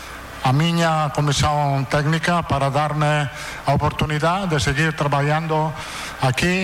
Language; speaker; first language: Portuguese; non-native, fluent; Italian